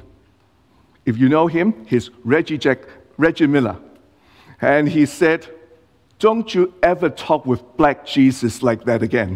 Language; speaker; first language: English; non-native, local second language; Cantonese